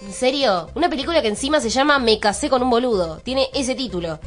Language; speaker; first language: Spanish; native; Spanish